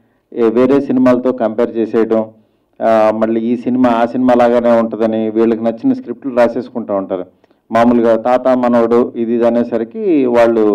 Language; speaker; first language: Telugu; native; Telugu